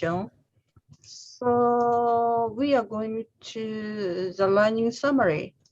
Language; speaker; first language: English; non-native, learner; Japanese